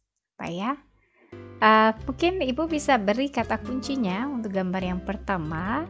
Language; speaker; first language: Indonesian; native; Indonesian